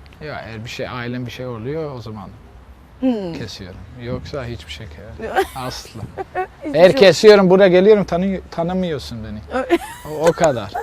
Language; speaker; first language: Turkish; non-native, learner; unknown